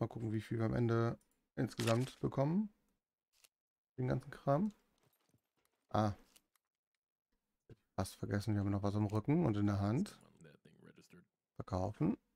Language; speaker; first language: German; native; German